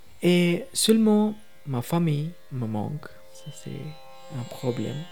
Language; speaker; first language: French; non-native, learner; Tamil